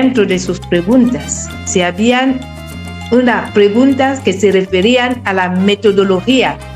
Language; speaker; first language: Spanish; non-native, fluent; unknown